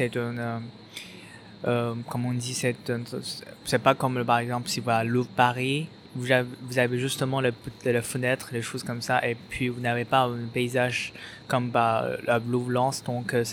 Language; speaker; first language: French; non-native, fluent; Chinese